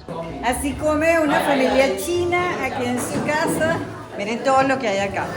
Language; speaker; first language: Spanish; native; Spanish